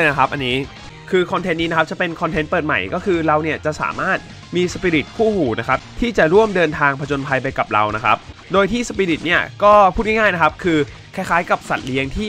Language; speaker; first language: Thai; native; Thai